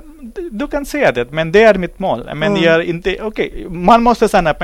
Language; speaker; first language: Swedish; non-native, learner; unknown